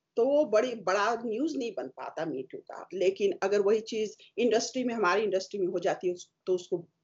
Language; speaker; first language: Hindi; native; Hindi